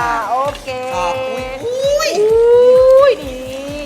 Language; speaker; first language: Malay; non-native, fluent; Thai